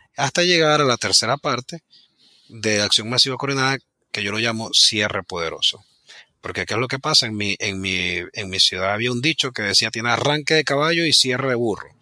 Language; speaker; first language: Spanish; native; Spanish